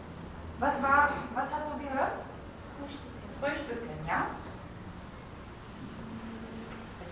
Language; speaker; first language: German; non-native, fluent; Arabic